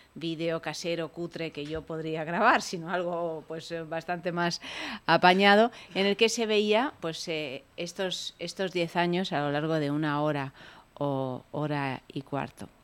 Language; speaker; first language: Spanish; early bilingual, other home language; Italian